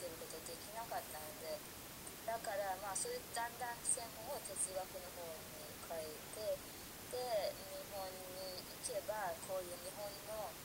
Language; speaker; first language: Japanese; non-native, fluent; Persian